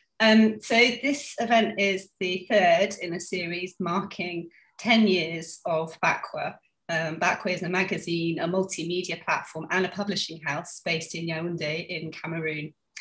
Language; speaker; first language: English; native; English